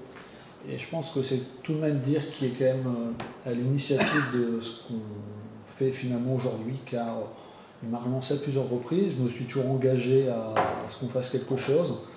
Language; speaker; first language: French; native; French